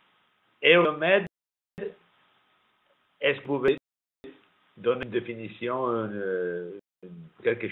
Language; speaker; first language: French; non-native, learner; Italian